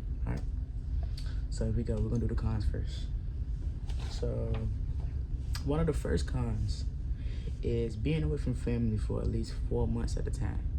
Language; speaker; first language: English; native; English